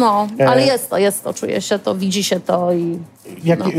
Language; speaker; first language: Polish; early bilingual, heritage; Polish